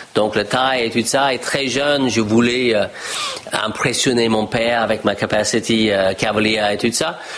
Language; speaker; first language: French; non-native, fluent; English